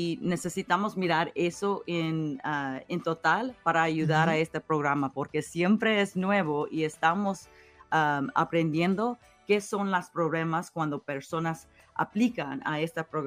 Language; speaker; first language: Spanish; early bilingual, heritage; English